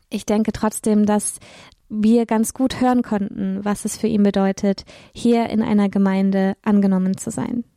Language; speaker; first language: German; native; German